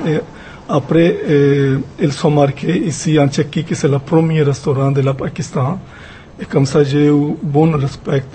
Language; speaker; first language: French; non-native, learner; Punjabi